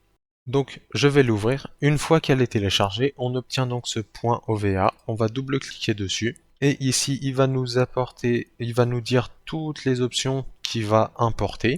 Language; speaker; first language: French; native; French